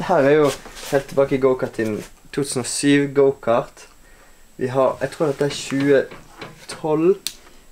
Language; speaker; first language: Norwegian; native; Norwegian